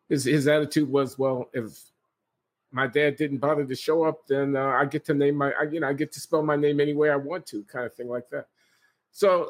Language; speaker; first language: English; native; English